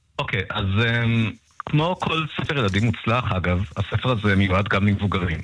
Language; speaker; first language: Hebrew; early bilingual, other home language; Russian